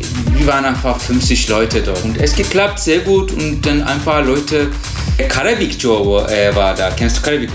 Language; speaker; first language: German; non-native, learner; Turkish